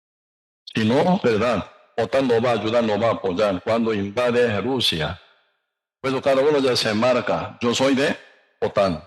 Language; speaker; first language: Spanish; non-native, learner; Korean